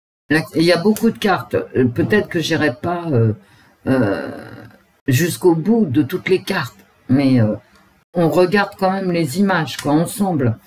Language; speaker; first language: French; native; French